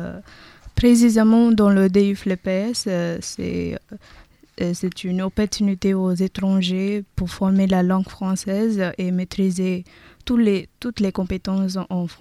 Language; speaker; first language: French; non-native, learner; Tamil